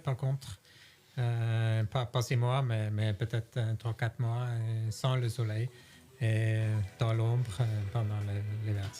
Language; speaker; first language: French; non-native, fluent; Norwegian